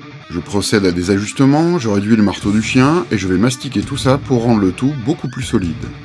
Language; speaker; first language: French; native; French